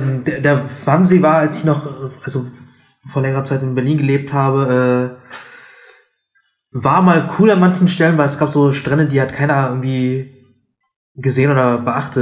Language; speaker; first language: German; native; German